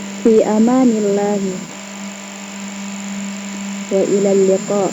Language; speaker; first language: Arabic; non-native, learner; Indonesian